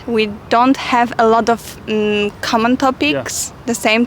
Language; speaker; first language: English; non-native, fluent; Polish